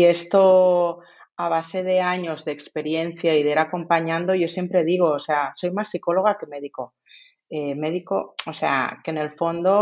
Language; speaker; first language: Spanish; native; Spanish